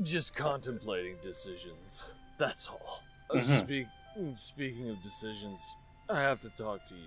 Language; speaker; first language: English; native; English